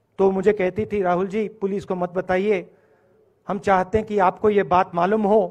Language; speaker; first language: Hindi; native; Hindi